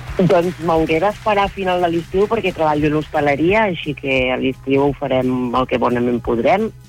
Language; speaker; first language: Catalan; native; Catalan